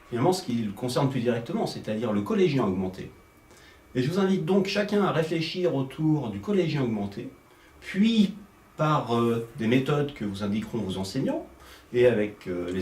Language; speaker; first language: French; native; French